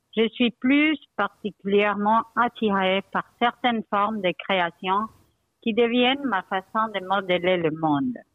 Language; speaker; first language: French; non-native, fluent; Spanish